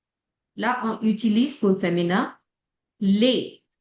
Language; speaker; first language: French; non-native, fluent; Hindi